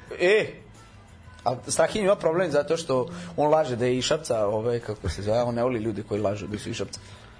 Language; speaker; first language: Serbian; non-native, local second language; Rusyn